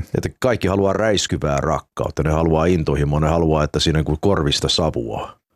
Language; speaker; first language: Finnish; early bilingual, heritage; Finnish